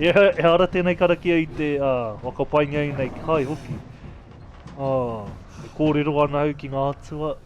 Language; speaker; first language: Māori; non-native, learner; English